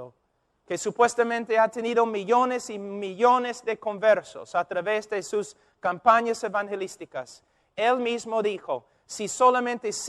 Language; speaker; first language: Spanish; non-native, fluent; English